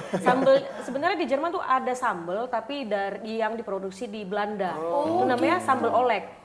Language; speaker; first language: Indonesian; native; Indonesian